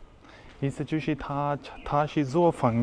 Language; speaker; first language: Chinese; non-native, learner; Urdu